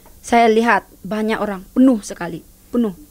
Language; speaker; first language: Indonesian; non-native, learner; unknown